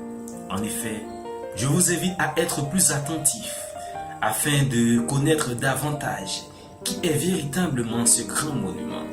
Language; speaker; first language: French; non-native, local second language; Haitian Creole